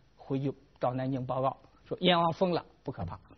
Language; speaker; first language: Chinese; native; Chinese